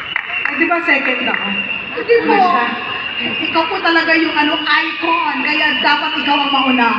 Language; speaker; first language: Filipino; native; Filipino